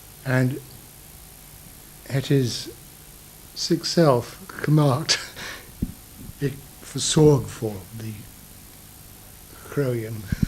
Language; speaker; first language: Dutch; non-native, learner; English